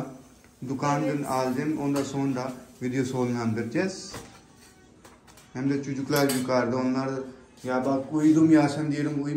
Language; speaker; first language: Turkish; non-native, learner; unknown